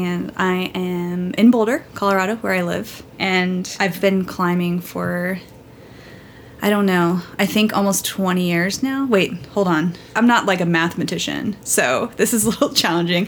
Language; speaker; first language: English; native; English